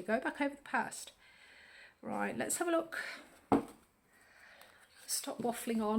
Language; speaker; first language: English; native; English